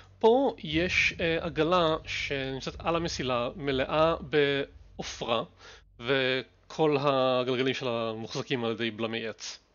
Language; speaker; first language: Hebrew; native; Hebrew